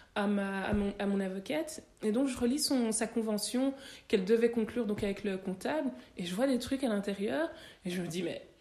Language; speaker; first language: French; native; French